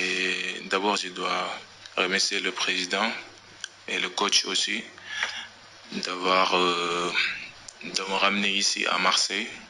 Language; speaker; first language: French; non-native, local second language; Wolof